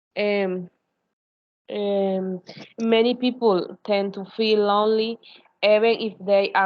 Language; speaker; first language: English; non-native, learner; Spanish